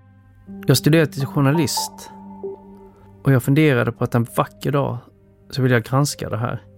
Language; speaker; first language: Swedish; early bilingual, other home language; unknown